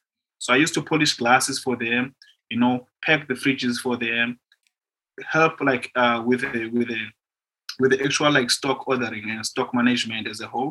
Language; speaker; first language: English; non-native, local second language; Xhosa